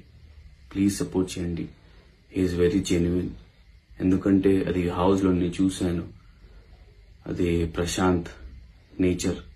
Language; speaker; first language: Telugu; non-native, learner; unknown